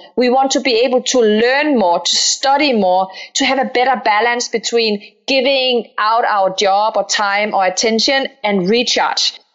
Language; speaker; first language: English; non-native, fluent; Danish